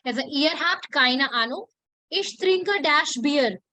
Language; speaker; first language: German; non-native, learner; Hindi